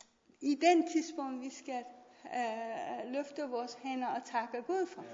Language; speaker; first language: Danish; non-native, learner; Persian